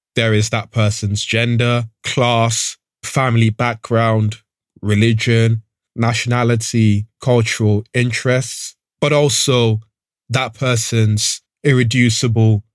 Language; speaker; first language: English; early bilingual, other home language; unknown